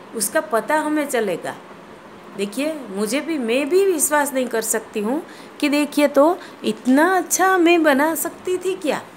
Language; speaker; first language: Hindi; non-native, local second language; Gujarati